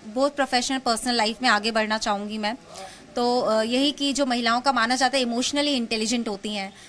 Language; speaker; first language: Hindi; native; Hindi